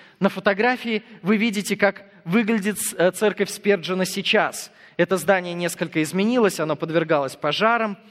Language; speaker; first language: Russian; non-native, fluent; English